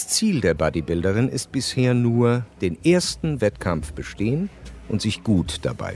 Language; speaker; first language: German; native; German